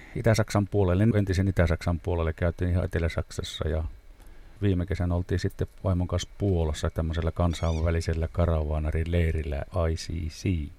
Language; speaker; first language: Finnish; native; Finnish